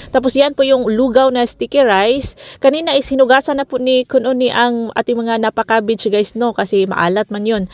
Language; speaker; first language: Filipino; non-native, local second language; Cebuano